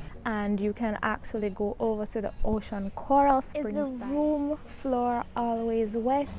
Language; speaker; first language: English; native; English